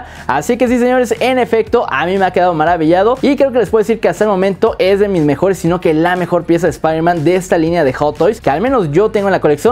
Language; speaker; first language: Spanish; native; Spanish